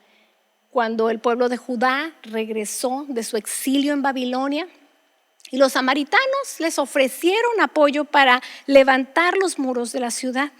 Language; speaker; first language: Spanish; native; Spanish